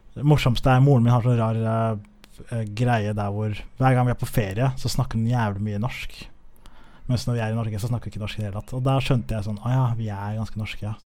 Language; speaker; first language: Norwegian; early bilingual, other home language; Somali